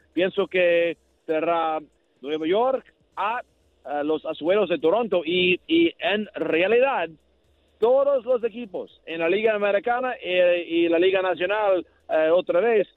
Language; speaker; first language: Spanish; non-native, learner; English